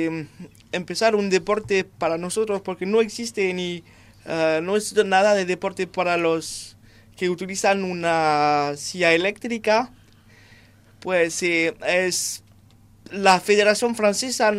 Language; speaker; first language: Spanish; non-native, fluent; French